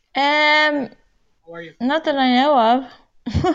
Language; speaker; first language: English; native; English